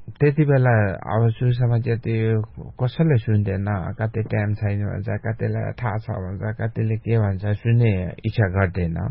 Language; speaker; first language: Nepali; non-native, local second language; Sherpa